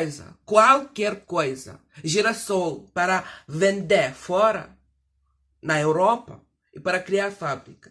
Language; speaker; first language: Portuguese; non-native, fluent; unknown